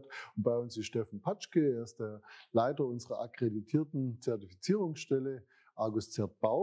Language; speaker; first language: German; native; German